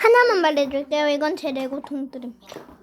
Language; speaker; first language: Korean; native; Korean